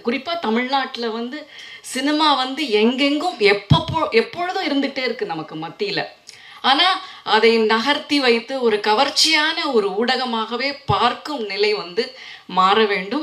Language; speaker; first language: Tamil; native; Tamil